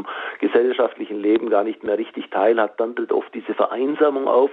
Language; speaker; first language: German; native; German